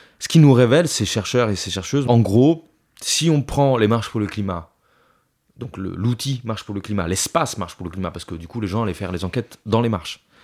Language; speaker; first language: French; non-native, fluent; Italian